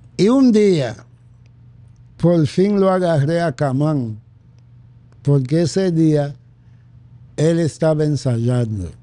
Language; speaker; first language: Spanish; non-native, fluent; Haitian Creole